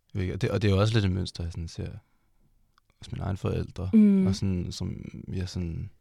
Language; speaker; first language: Danish; native; Danish